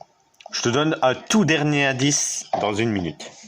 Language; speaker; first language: French; native; French